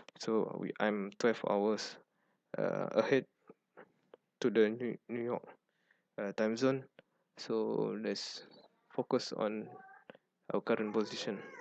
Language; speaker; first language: English; non-native, fluent; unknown